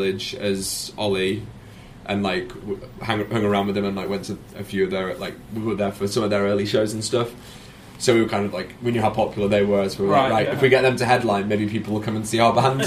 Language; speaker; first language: English; native; English